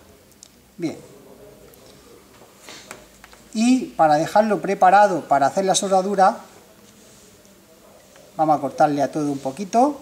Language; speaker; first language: Spanish; native; Spanish